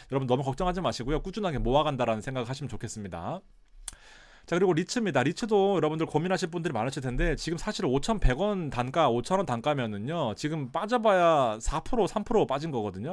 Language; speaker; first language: Korean; native; Korean